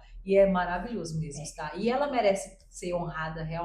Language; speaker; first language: Portuguese; native; Portuguese